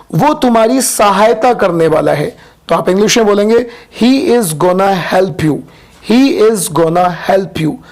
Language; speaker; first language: Hindi; native; Hindi